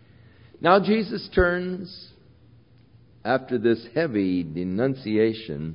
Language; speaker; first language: English; native; English